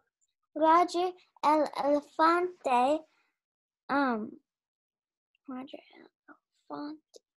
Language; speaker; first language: Spanish; non-native, learner; English